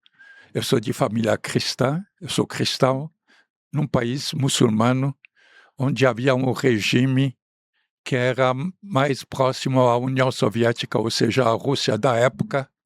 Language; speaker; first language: Portuguese; non-native, fluent; Arabic